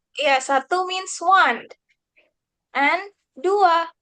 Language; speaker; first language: English; non-native, fluent; Indonesian